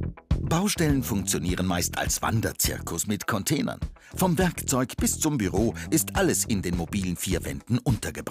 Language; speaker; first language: German; native; German